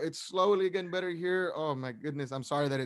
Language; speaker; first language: English; native; English